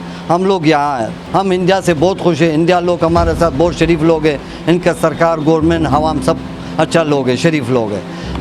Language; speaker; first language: Hindi; non-native, learner; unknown